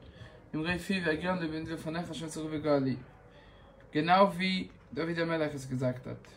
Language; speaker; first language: German; non-native, fluent; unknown